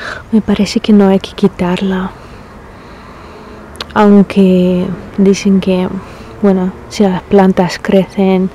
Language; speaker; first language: Spanish; non-native, fluent; Russian